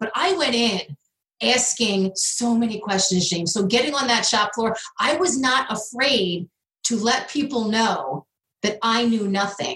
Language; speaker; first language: English; native; English